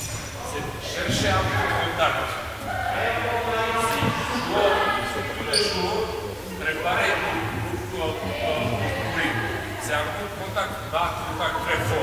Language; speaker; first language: French; non-native, learner; Serbian